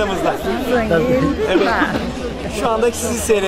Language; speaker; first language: Turkish; native; Turkish